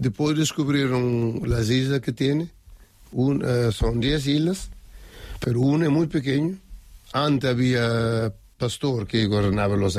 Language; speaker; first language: Spanish; non-native, learner; Kabuverdianu